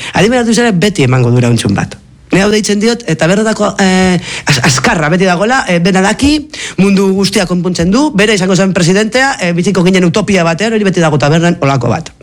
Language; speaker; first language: Basque; non-native, local second language; Spanish